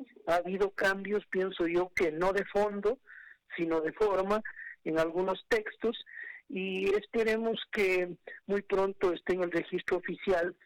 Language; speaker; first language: Spanish; native; Spanish